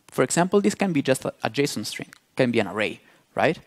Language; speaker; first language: English; non-native, fluent; Italian